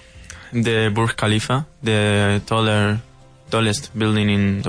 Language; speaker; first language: English; non-native, learner; Spanish